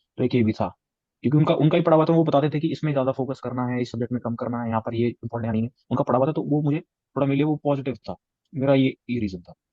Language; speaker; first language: Hindi; native; Hindi